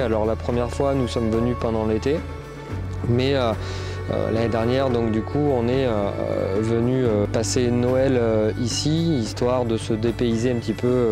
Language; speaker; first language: French; native; French